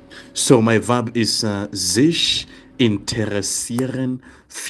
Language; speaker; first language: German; non-native, fluent; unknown